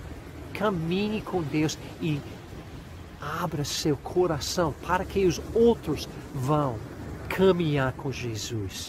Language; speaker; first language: Portuguese; non-native, fluent; English